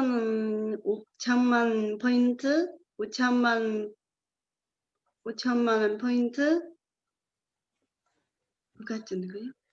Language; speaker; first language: Korean; non-native, learner; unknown